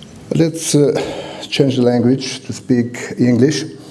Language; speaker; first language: English; non-native, fluent; Bulgarian